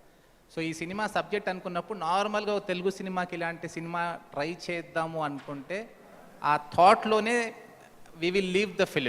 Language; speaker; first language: Telugu; native; Telugu